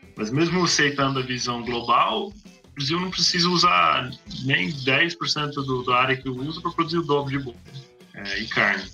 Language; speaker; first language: Portuguese; non-native, fluent; English